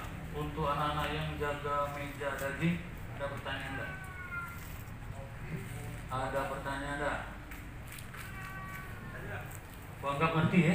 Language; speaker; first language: Indonesian; native; Indonesian